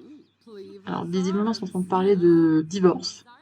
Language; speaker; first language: French; native; French